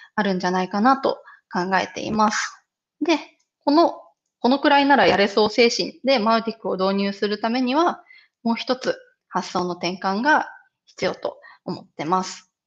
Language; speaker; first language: Japanese; native; Japanese